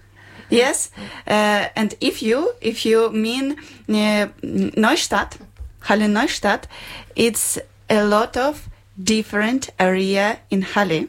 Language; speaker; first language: English; non-native, learner; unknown